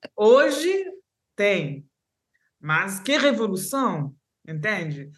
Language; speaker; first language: Portuguese; non-native, fluent; French